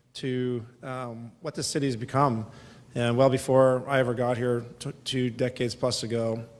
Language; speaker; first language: English; native; English